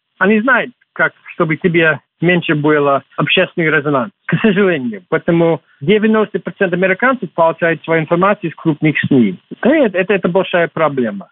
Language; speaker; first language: Russian; non-native, fluent; English